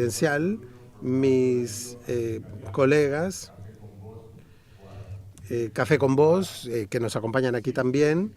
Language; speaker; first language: Spanish; native; Spanish